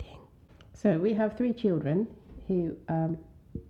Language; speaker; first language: English; non-native, local second language; Swahili